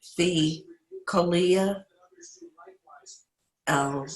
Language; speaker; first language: Arabic; non-native, learner; English